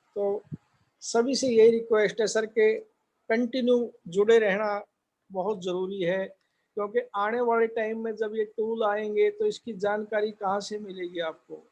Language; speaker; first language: Hindi; native; Hindi